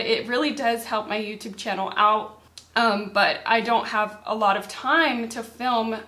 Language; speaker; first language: English; native; English